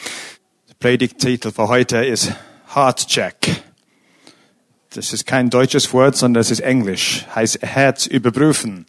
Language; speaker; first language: German; non-native, fluent; English